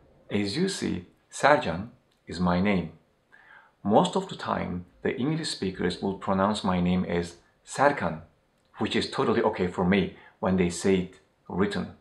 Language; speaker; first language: English; non-native, fluent; Turkish